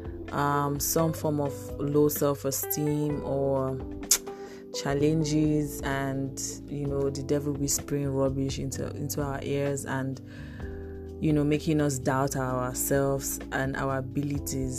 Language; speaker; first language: English; non-native, local second language; Igbo